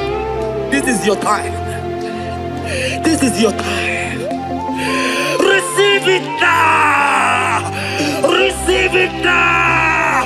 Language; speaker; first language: English; non-native, local second language; Igbo